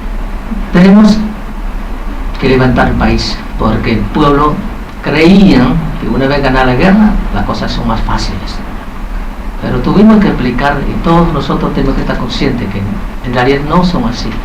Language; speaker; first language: Spanish; non-native, fluent; Vietnamese